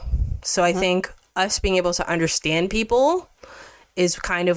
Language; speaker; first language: English; native; English